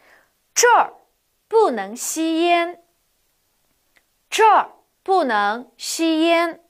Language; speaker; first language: Chinese; non-native, local second language; Uyghur